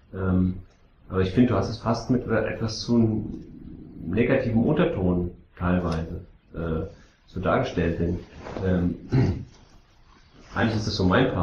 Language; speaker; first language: German; native; German